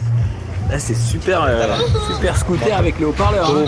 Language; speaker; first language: French; native; French